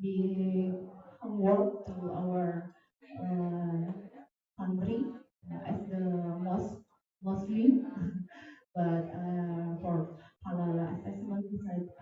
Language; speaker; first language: English; non-native, learner; Indonesian